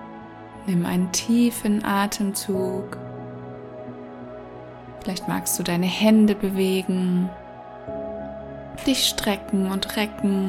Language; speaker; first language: German; native; German